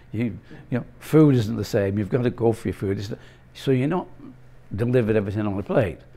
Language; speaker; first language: English; native; English